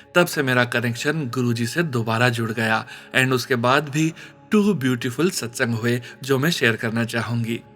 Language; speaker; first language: Hindi; native; Hindi